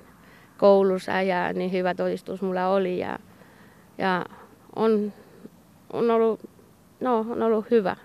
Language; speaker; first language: Finnish; non-native, learner; Basque